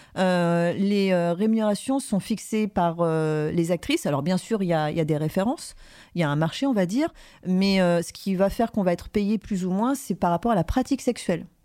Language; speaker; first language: French; native; French